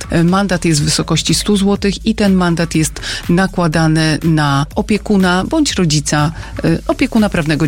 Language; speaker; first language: Polish; native; Polish